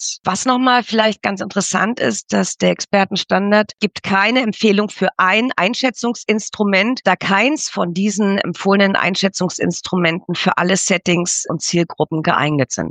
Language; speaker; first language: German; native; German